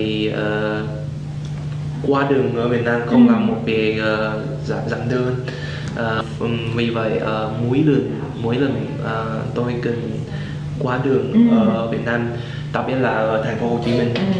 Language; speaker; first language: Vietnamese; non-native, learner; Chinese